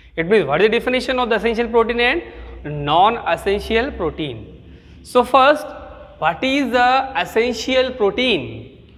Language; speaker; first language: English; non-native, local second language; Hindi